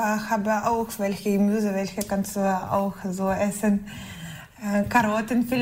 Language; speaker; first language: German; non-native, learner; Ukrainian